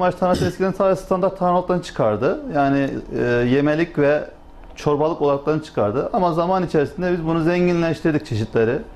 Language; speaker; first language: Turkish; native; Turkish